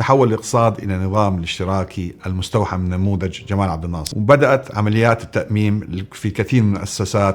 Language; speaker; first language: Arabic; native; Arabic